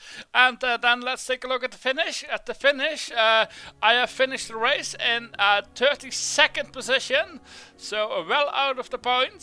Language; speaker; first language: English; non-native, fluent; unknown